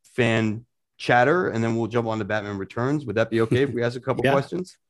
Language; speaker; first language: English; native; English